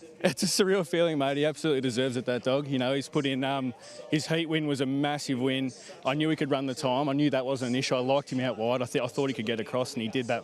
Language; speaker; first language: English; native; English